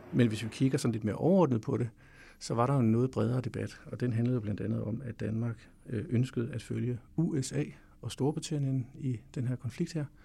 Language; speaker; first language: Danish; native; Danish